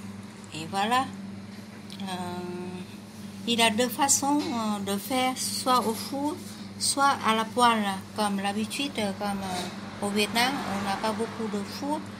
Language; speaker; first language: French; non-native, fluent; Vietnamese